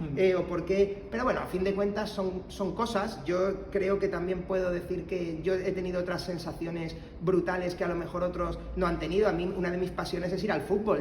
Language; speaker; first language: Spanish; native; Spanish